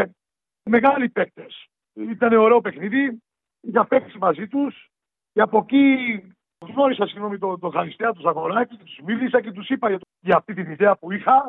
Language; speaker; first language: Greek; early bilingual, heritage; Greek